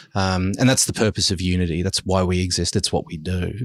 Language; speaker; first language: English; early bilingual, other home language; German